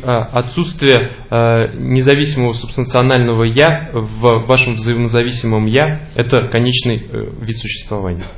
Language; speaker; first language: Russian; native; Russian